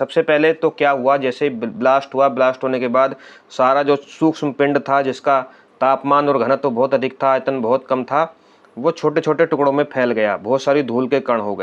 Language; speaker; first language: Hindi; native; Hindi